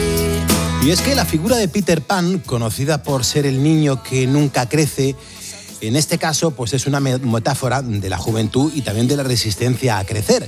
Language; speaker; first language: Spanish; native; Spanish